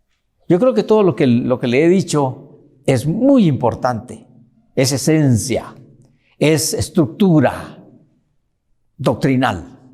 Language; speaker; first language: Spanish; native; Spanish